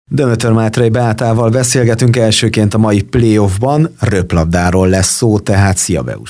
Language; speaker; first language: Hungarian; native; Hungarian